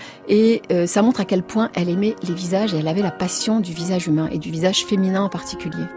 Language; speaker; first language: French; native; French